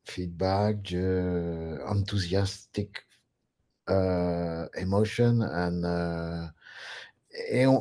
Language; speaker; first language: English; non-native, learner; French